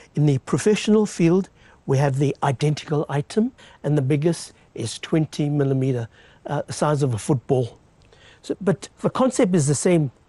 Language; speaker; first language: English; native; English